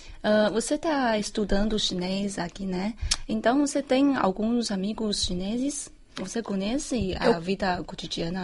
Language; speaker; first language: Portuguese; non-native, fluent; Chinese